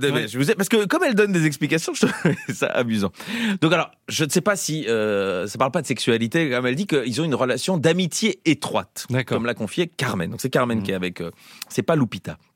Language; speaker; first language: French; native; French